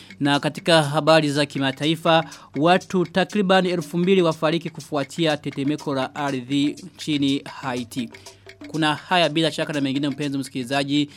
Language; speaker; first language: Swahili; non-native, local second language; Rundi